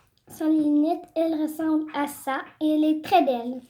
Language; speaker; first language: French; native; French